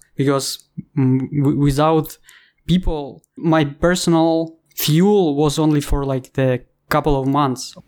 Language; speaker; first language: English; non-native, fluent; Ukrainian